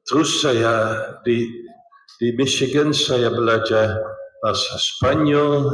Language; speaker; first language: Indonesian; non-native, fluent; Dutch